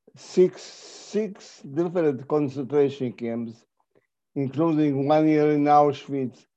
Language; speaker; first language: English; non-native, fluent; Polish